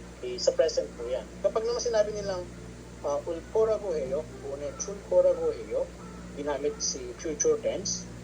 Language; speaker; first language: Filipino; non-native, local second language; Pampanga